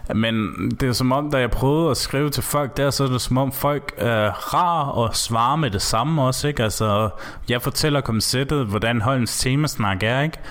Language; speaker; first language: Danish; native; Danish